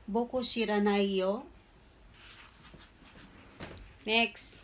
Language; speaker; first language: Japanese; non-native, fluent; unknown